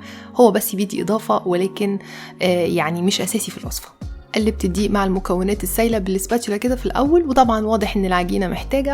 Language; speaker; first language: Arabic; native; Arabic